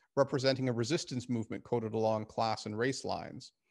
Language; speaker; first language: English; native; English